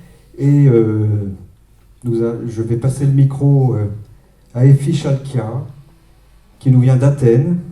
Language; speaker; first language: French; native; French